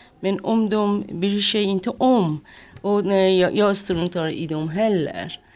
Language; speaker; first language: Swedish; non-native, fluent; Persian